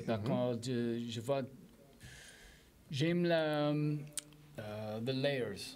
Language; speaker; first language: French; non-native, learner; English